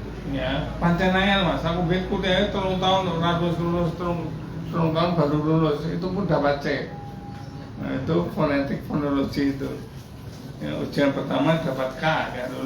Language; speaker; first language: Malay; non-native, local second language; Javanese